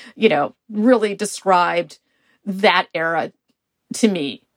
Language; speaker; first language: English; native; English